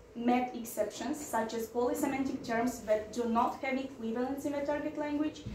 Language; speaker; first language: English; non-native, fluent; Romanian